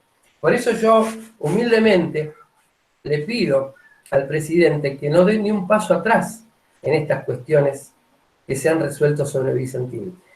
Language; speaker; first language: Spanish; native; Spanish